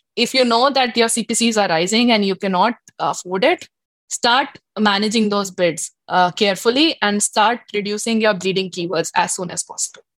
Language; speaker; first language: English; non-native, local second language; Hindi